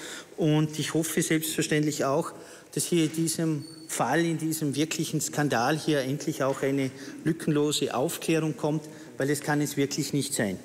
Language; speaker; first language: German; native; German